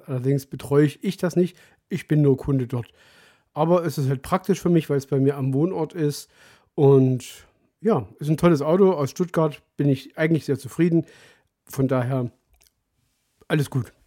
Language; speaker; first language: German; native; German